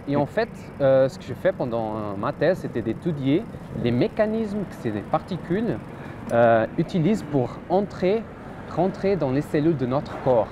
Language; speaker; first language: French; non-native, fluent; Portuguese